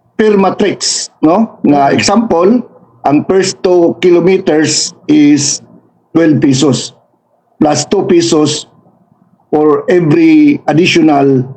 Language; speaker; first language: Cebuano; native; Cebuano